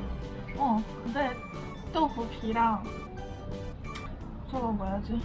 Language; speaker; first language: Korean; early bilingual, heritage; Korean